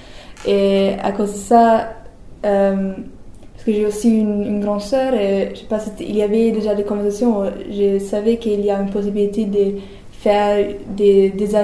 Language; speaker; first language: French; non-native, learner; German